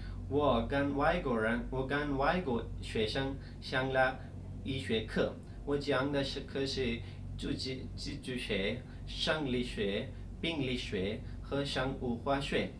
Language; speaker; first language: Chinese; non-native, fluent; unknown